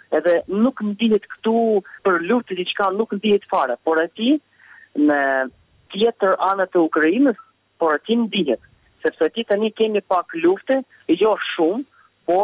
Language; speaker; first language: Albanian; early bilingual, heritage; Albanian